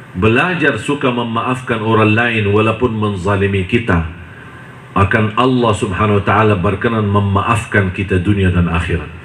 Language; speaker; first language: Indonesian; non-native, fluent; Arabic